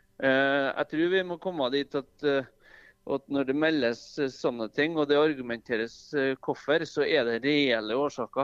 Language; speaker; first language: Norwegian; native; Norwegian